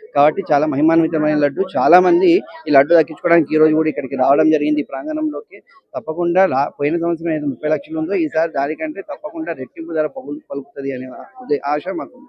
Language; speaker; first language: Telugu; native; Telugu